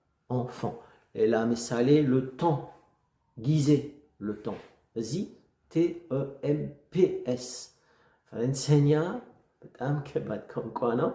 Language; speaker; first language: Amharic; non-native, learner; French